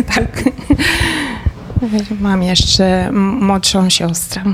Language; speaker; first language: Polish; non-native, fluent; Romanian